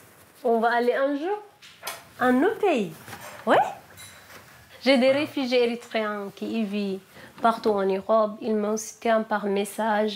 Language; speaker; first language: French; non-native, learner; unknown